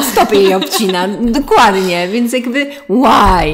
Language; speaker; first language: Polish; native; Polish